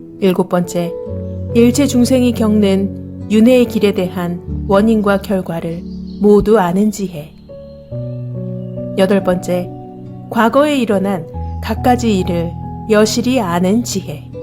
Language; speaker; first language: Korean; native; Korean